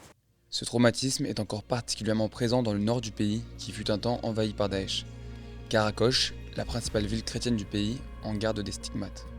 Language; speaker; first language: French; native; French